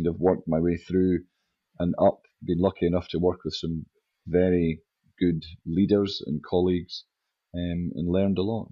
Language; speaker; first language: English; native; English